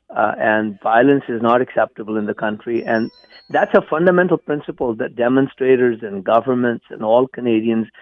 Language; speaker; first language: English; non-native, local second language; Punjabi